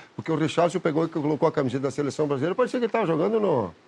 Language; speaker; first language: Portuguese; native; Portuguese